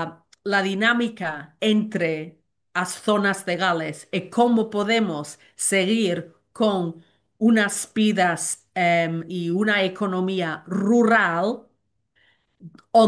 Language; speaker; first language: Galician; non-native, learner; Welsh